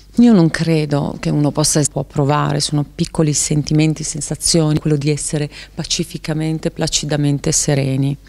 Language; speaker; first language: Italian; native; Italian